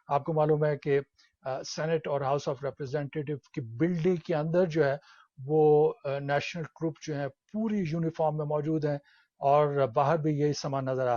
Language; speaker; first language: Urdu; native; Urdu